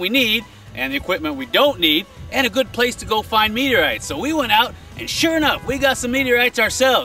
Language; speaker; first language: English; native; English